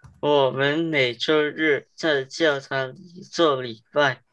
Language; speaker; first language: Chinese; early bilingual, heritage; English